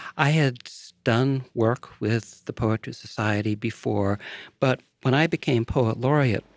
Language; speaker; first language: English; native; English